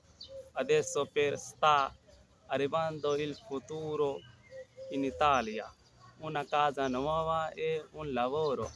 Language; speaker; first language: Italian; early bilingual, other home language; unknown